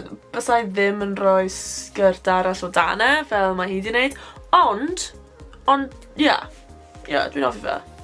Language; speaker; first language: Welsh; non-native, local second language; English